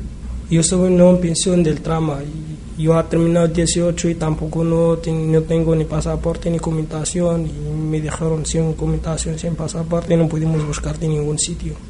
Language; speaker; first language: Spanish; non-native, learner; Arabic